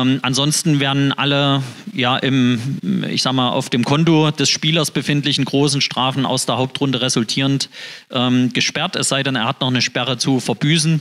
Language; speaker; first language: German; native; German